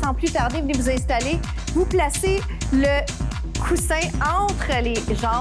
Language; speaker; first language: French; native; French